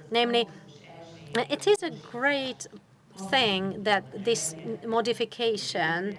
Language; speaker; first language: English; non-native, fluent; Hungarian